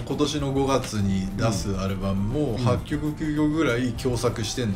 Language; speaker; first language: Japanese; native; Japanese